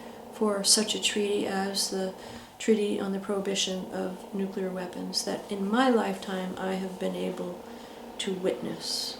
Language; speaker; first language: English; native; English